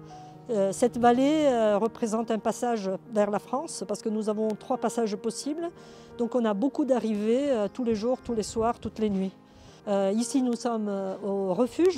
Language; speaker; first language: French; non-native, fluent; Italian